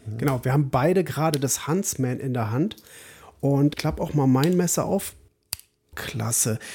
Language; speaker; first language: German; native; German